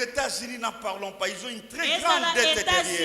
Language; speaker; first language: French; non-native, local second language; Lingala